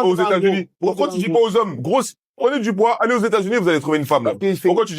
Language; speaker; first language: French; native; French